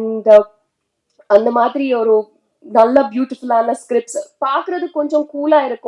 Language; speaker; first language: Tamil; non-native, learner; Telugu